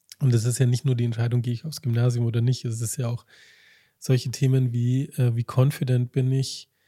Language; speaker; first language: German; native; German